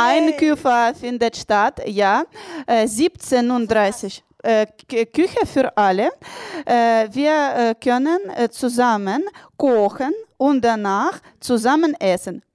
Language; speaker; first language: German; non-native, learner; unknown